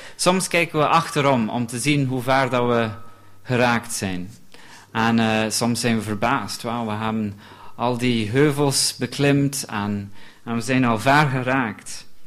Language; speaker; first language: Dutch; non-native, fluent; English